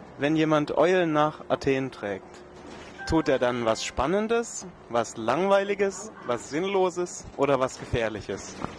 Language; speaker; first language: German; native; German